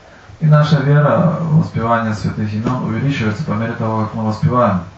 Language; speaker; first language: Russian; native; Russian